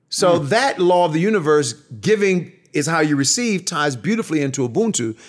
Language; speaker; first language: English; native; English